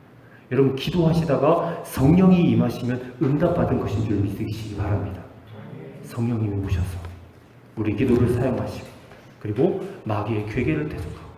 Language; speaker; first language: Korean; native; Korean